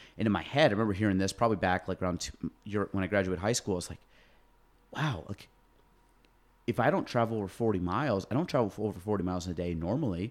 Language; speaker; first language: English; native; English